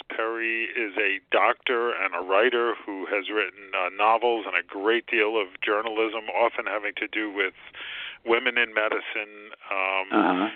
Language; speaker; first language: English; native; English